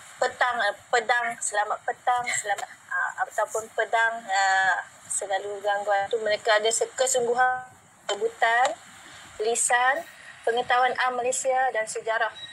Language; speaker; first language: Malay; native; Malay